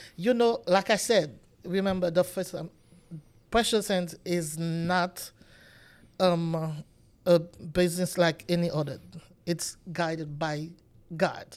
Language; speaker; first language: English; non-native, learner; Haitian Creole